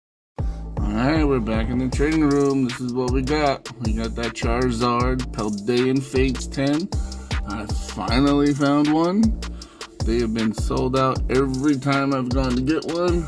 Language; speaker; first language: English; native; English